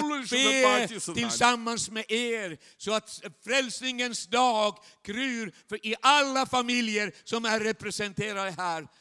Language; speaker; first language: Swedish; non-native, fluent; Chinese